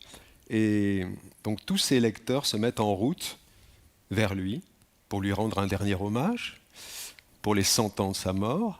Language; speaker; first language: French; native; French